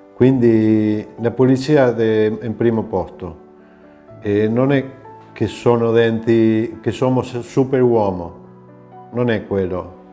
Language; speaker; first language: Italian; non-native, fluent; Spanish